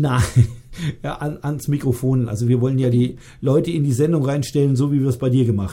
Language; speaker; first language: German; native; German